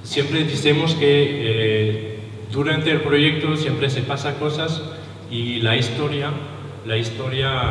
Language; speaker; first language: Spanish; non-native, learner; French